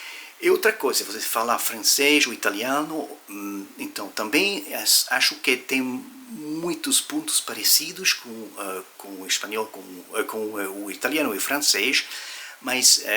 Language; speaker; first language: Portuguese; non-native, fluent; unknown